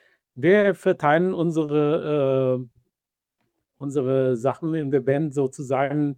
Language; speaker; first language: German; non-native, fluent; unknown